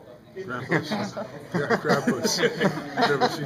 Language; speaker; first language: English; native; English